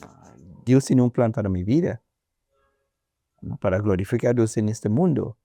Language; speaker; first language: Spanish; non-native, learner; English